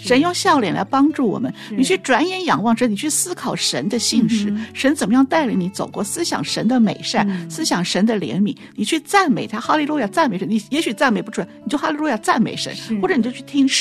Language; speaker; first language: Chinese; native; Chinese